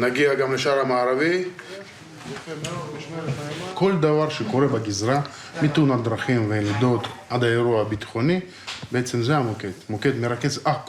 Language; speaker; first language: Hebrew; native; Hebrew